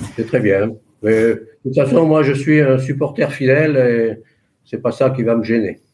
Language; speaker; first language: French; native; French